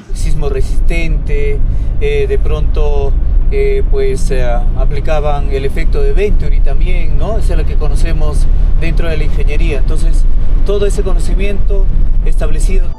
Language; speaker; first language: Spanish; native; Spanish